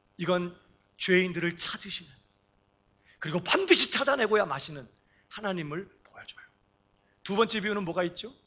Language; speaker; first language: Korean; native; Korean